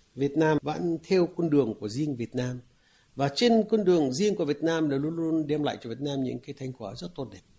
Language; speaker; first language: Vietnamese; non-native, fluent; Arabic